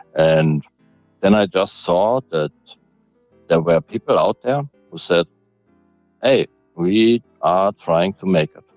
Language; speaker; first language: English; non-native, fluent; German